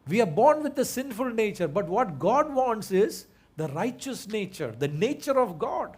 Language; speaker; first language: English; non-native, local second language; Malayalam